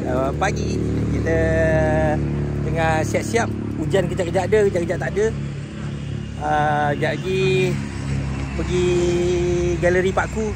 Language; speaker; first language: Malay; native; Malay